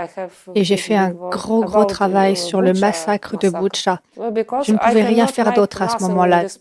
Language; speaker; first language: French; non-native, fluent; Ukrainian